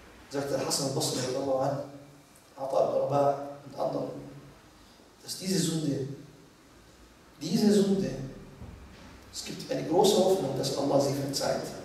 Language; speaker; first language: German; non-native, fluent; Arabic